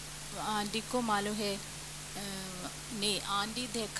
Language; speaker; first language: Hindi; non-native, local second language; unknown